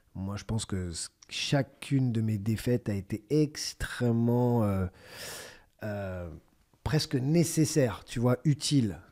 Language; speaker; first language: French; native; French